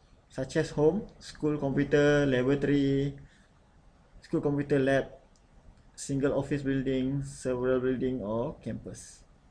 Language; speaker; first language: English; non-native, local second language; Malay